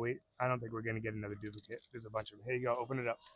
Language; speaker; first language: English; native; English